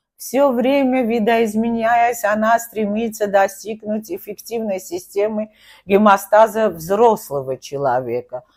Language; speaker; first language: Russian; non-native, local second language; Armenian